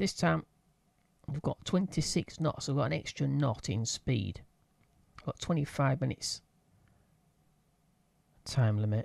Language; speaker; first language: English; native; English